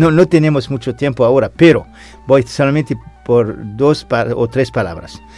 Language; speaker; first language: Spanish; non-native, fluent; Arabic